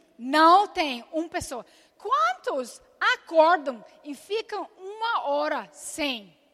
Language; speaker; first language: Portuguese; non-native, learner; English